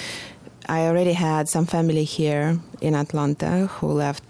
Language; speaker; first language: English; non-native, fluent; Russian